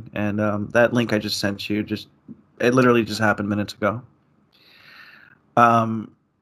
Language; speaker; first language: English; native; English